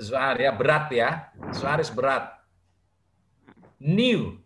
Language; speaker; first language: Dutch; non-native, fluent; Indonesian